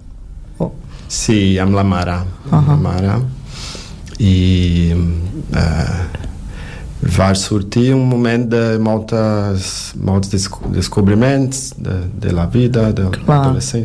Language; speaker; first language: Catalan; non-native, fluent; Portuguese